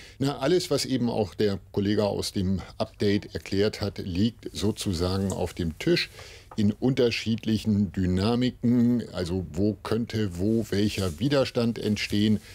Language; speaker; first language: German; native; German